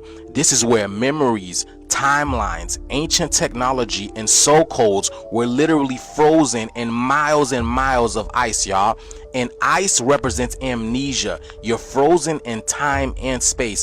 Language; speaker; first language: English; native; English